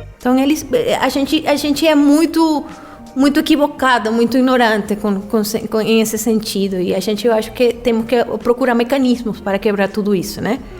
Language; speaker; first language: Portuguese; non-native, fluent; Spanish